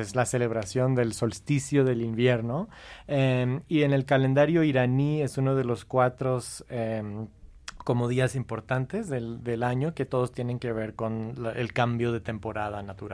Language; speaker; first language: Spanish; non-native, fluent; English